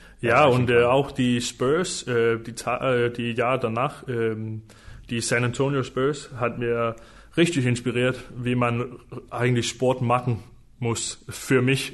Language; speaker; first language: German; non-native, fluent; Danish